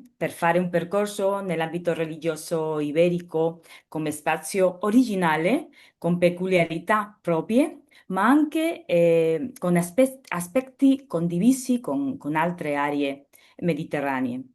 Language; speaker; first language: Italian; non-native, learner; Spanish